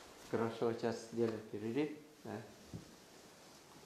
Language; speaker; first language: Russian; non-native, fluent; Thai